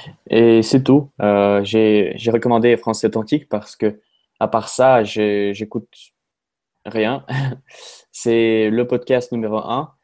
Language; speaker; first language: French; non-native, fluent; Russian